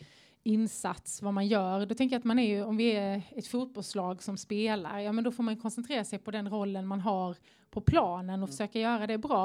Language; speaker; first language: Swedish; native; Swedish